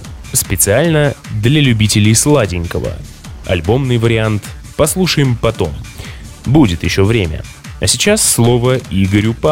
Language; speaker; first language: Russian; native; Russian